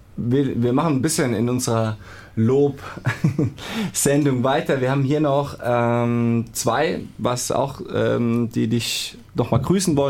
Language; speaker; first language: German; native; German